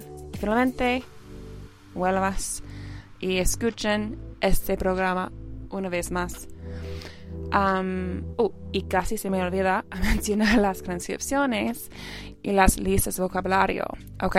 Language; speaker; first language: Spanish; non-native, fluent; English